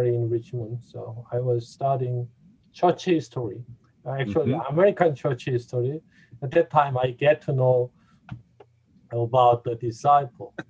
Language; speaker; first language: English; non-native, fluent; Korean